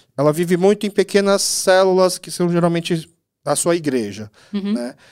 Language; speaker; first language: Portuguese; early bilingual, other home language; Korean